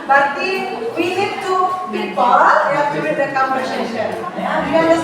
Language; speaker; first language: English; non-native, fluent; Indonesian